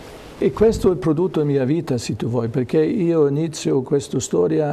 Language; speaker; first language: Italian; non-native, learner; German